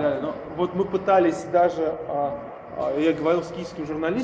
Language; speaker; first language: Russian; native; Russian